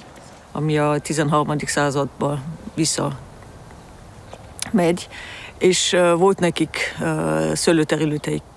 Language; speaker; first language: Hungarian; early bilingual, heritage; Hungarian